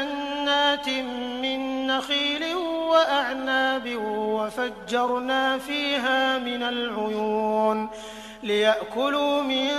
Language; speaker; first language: Arabic; native; Arabic